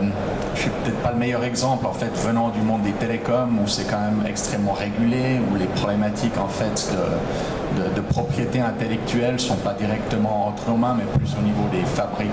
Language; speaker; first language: French; native; French